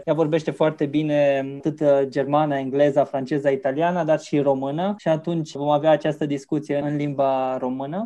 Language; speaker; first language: Romanian; native; Romanian